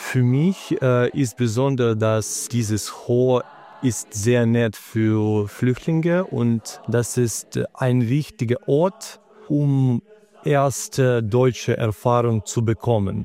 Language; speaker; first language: German; non-native, learner; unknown